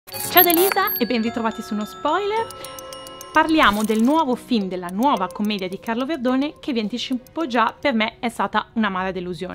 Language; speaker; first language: Italian; native; Italian